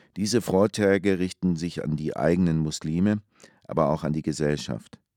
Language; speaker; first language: German; early bilingual, other home language; Turkish